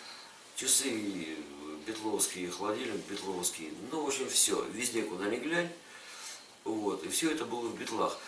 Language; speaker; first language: Russian; native; Russian